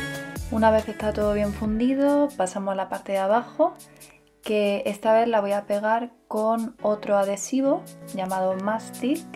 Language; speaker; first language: Spanish; native; Spanish